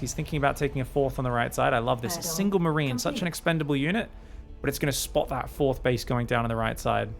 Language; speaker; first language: English; native; English